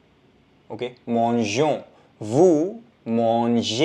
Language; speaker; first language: French; non-native, fluent; Hindi